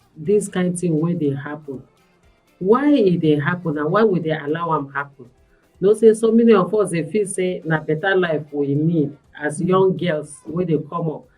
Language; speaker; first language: Nigerian Pidgin; native; Nigerian Pidgin